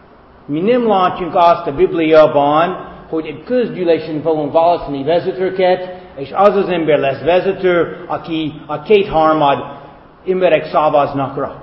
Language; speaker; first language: Hungarian; non-native, fluent; English